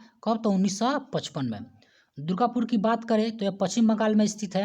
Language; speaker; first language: Hindi; native; Hindi